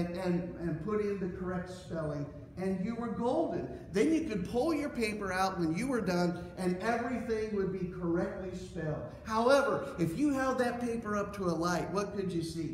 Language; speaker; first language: English; native; English